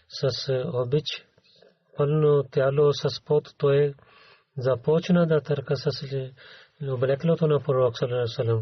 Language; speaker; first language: Bulgarian; non-native, learner; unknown